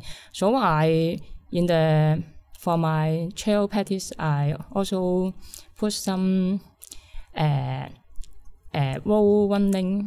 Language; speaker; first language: English; non-native, learner; Cantonese